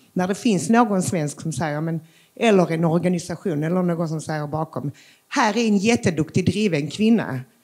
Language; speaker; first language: Swedish; early bilingual, other home language; Macedonian